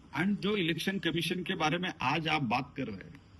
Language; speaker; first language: Hindi; non-native, local second language; Kannada